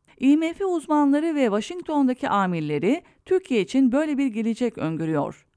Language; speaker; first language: Turkish; native; Turkish